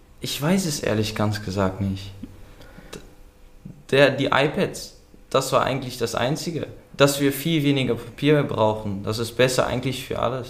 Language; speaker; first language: German; early bilingual, other home language; Dutch